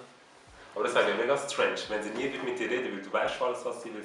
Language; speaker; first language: German; native; German